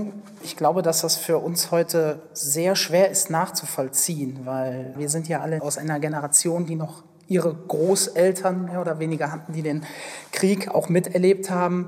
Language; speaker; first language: German; native; German